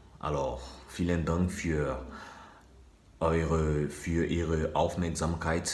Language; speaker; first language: German; non-native, learner; French